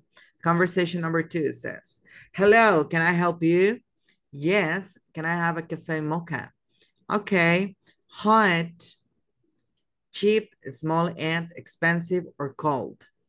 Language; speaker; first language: English; non-native, fluent; Spanish